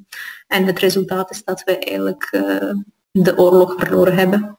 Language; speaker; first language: Dutch; non-native, fluent; Armenian